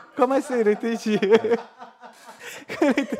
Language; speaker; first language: Portuguese; native; Portuguese